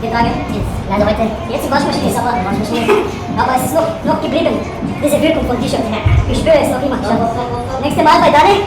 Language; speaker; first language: German; non-native, learner; Bulgarian